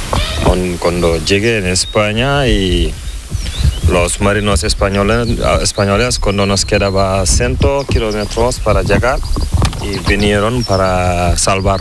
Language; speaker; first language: Spanish; non-native, learner; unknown